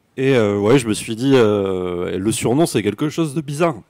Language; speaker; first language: French; native; French